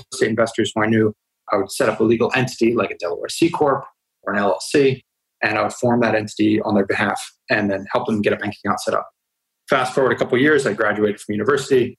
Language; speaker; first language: English; native; English